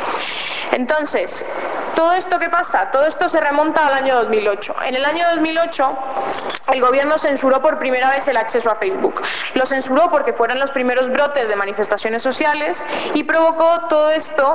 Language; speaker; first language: Spanish; native; Spanish